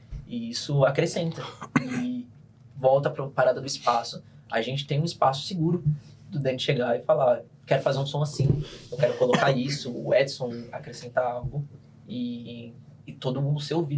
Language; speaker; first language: Portuguese; native; Portuguese